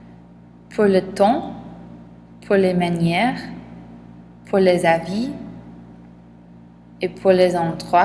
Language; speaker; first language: French; non-native, learner; English